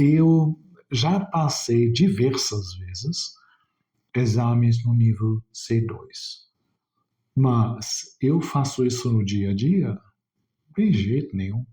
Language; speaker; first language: Portuguese; non-native, fluent; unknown